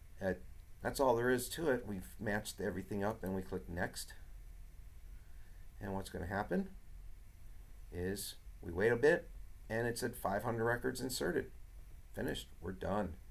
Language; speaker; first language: English; native; English